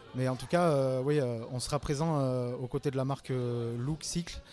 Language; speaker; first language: French; native; French